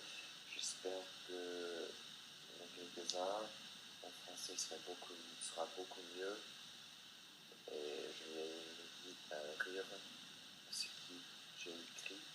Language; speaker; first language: French; non-native, fluent; English